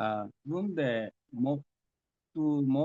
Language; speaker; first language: Vietnamese; non-native, learner; Korean